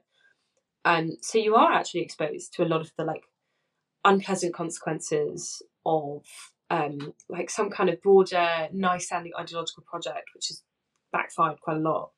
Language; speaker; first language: English; native; English